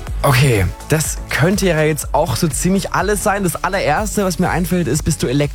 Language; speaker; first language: German; native; German